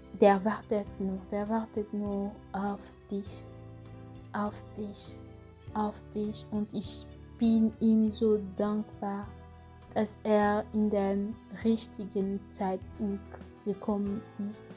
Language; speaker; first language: German; non-native, fluent; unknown